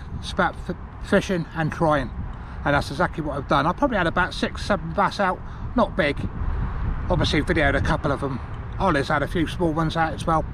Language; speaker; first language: English; native; English